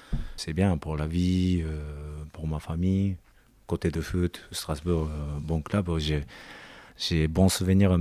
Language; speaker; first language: French; non-native, learner; Japanese